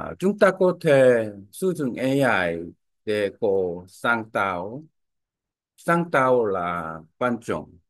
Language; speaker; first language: Vietnamese; non-native, learner; Korean